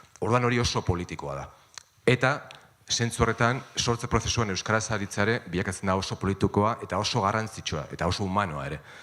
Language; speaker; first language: Basque; non-native, local second language; Spanish